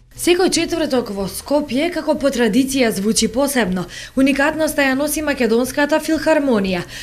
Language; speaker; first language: Macedonian; native; Macedonian